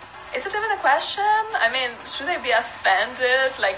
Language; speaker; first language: English; non-native, fluent; Russian